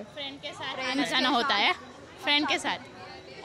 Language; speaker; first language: Hindi; non-native, local second language; Gujarati